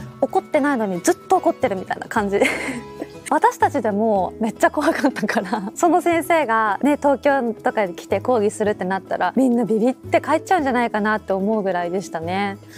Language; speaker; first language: Japanese; native; Japanese